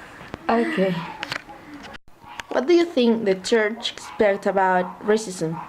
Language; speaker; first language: English; non-native, learner; Spanish